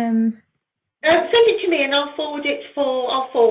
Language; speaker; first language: English; native; English